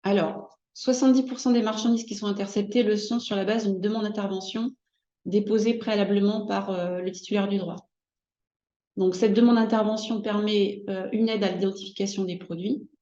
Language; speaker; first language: French; native; French